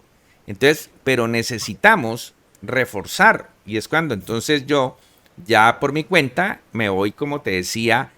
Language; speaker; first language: Spanish; native; Spanish